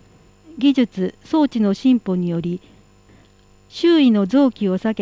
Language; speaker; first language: Japanese; native; Japanese